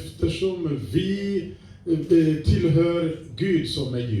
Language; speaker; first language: Swedish; non-native, fluent; French